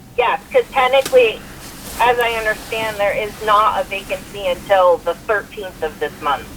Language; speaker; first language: English; native; English